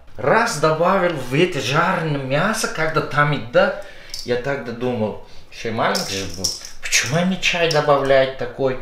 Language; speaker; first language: Russian; non-native, fluent; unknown